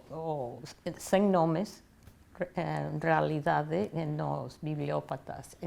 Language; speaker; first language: Galician; non-native, fluent; English